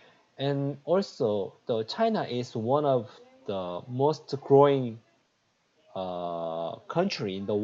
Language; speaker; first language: English; non-native, learner; Korean